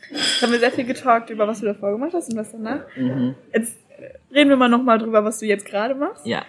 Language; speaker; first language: German; native; German